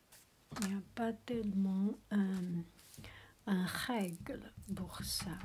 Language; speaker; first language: French; non-native, learner; Chinese